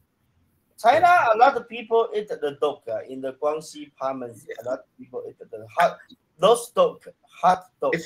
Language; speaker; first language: English; non-native, learner; Chinese